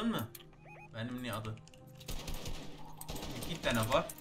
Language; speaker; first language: Turkish; non-native, learner; Arabic